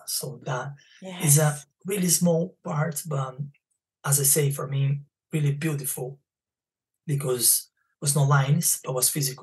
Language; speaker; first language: English; non-native, learner; Portuguese